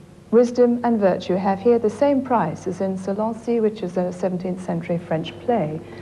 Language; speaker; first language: English; native; English